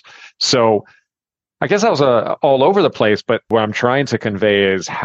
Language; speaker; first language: English; native; English